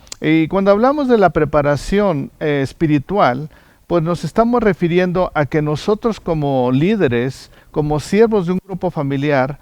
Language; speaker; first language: Spanish; native; Spanish